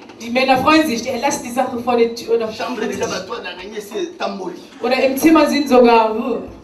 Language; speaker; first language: German; non-native, learner; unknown